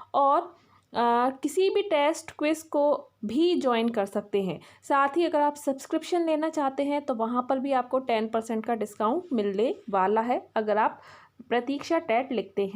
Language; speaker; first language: Hindi; native; Hindi